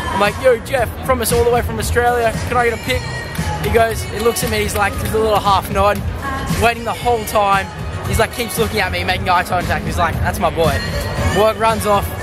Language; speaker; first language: English; native; English